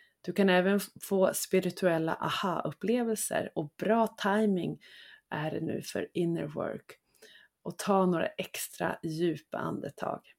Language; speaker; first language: Swedish; native; Swedish